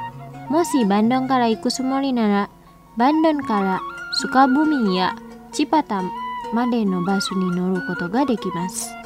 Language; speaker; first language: Japanese; non-native, fluent; Indonesian